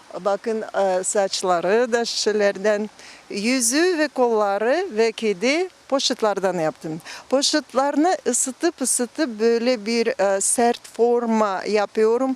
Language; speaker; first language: Turkish; non-native, learner; Russian